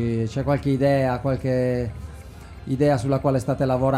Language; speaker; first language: Italian; native; Italian